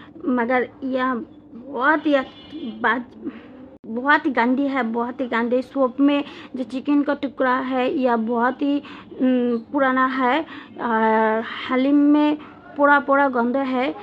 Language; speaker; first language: Hindi; non-native, learner; Bangla